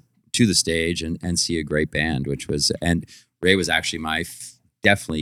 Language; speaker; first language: English; native; English